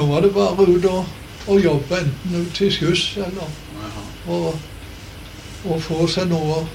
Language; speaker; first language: Norwegian; native; Norwegian